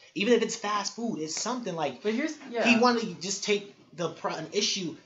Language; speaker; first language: English; native; English